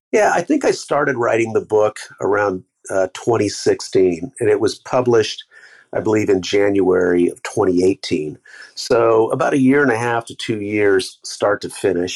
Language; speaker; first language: English; native; English